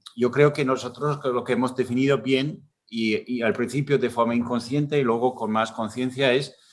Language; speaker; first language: Spanish; non-native, fluent; German